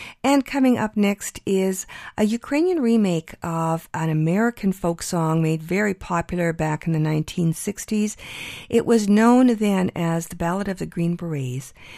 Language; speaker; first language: English; early bilingual, other home language; Ukrainian